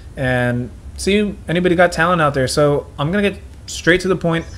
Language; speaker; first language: English; native; English